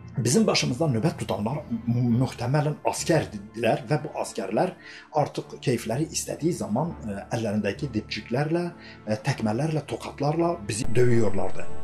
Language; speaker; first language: Turkish; non-native, local second language; Kurdish